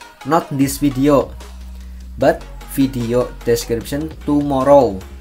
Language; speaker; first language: English; non-native, learner; Indonesian